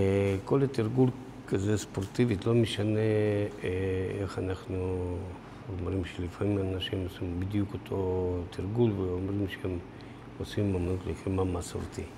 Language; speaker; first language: Hebrew; non-native, fluent; Russian